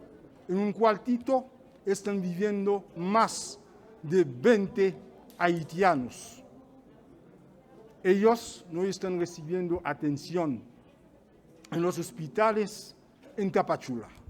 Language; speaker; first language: Spanish; non-native, fluent; Haitian Creole